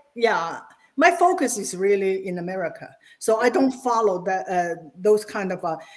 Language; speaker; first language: English; non-native, fluent; Chinese